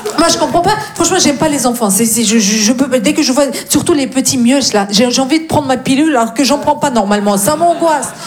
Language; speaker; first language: French; non-native, fluent; Russian